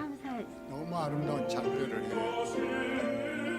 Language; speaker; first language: Korean; native; Korean